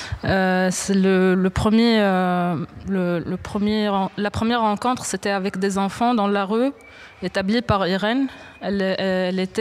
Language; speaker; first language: French; non-native, local second language; Arabic